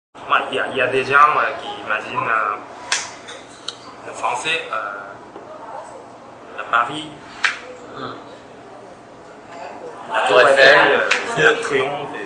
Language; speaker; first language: French; non-native, fluent; Korean